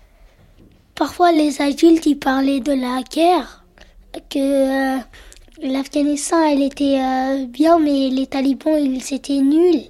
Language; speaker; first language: French; early bilingual, other home language; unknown